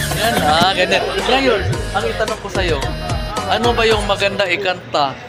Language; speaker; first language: Filipino; non-native, local second language; Cebuano